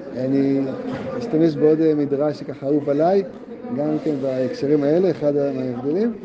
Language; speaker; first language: Hebrew; native; Hebrew